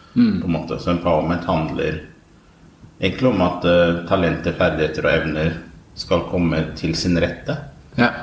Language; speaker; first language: Norwegian; native; Norwegian